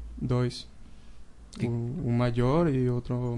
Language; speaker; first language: Portuguese; non-native, learner; Spanish